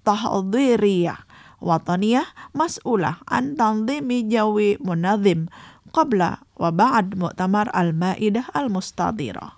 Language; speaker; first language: Arabic; non-native, fluent; Indonesian